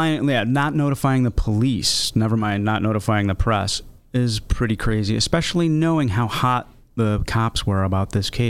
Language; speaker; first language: English; native; English